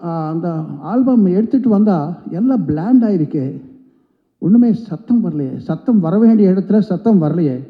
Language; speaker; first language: Tamil; non-native, local second language; Telugu